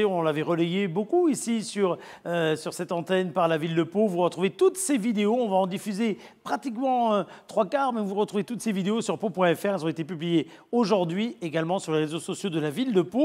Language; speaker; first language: French; native; French